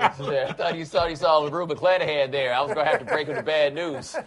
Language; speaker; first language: English; native; English